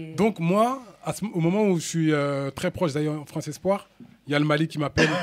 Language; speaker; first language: French; native; French